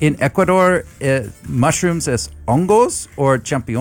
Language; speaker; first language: Spanish; non-native, learner; English